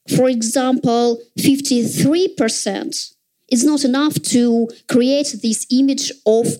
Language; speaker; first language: English; non-native, fluent; Russian